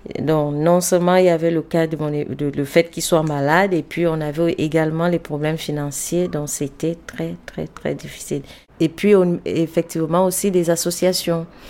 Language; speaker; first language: French; native; French